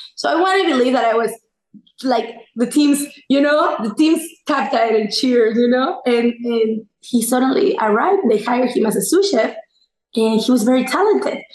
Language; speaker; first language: English; non-native, fluent; Spanish